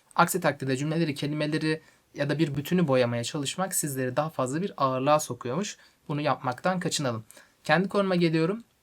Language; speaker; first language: Turkish; native; Turkish